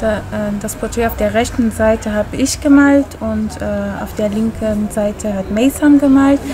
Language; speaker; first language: German; early bilingual, other home language; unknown